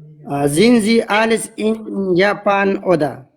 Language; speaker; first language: German; non-native, learner; Pashto